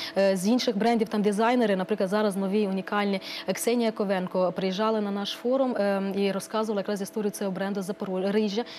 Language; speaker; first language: Ukrainian; non-native, local second language; Romanian